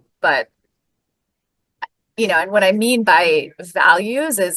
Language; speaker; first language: English; native; English